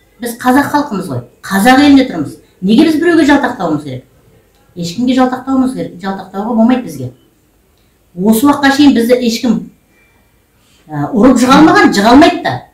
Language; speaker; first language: Kazakh; native; Kazakh